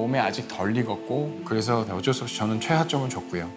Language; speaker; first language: Korean; native; Korean